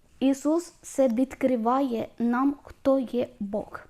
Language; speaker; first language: Ukrainian; non-native, learner; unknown